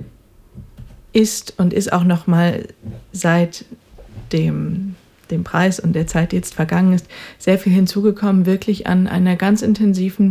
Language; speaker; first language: German; native; German